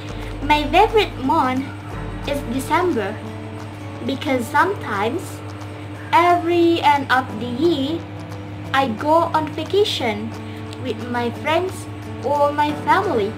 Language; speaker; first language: English; non-native, learner; Indonesian